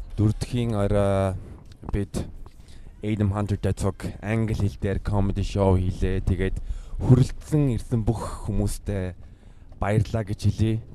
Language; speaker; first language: Mongolian; early bilingual, heritage; Mongolian